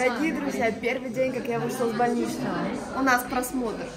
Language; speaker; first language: Russian; native; Russian